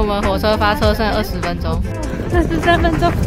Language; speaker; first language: Chinese; native; Chinese